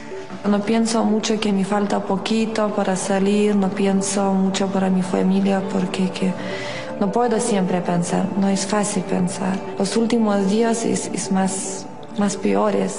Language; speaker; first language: Spanish; non-native, learner; Lithuanian